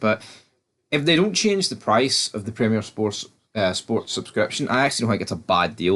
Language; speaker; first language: English; native; English